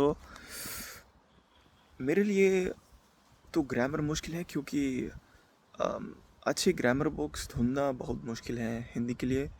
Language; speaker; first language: Hindi; non-native, learner; Dutch